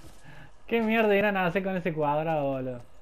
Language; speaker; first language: Spanish; native; Spanish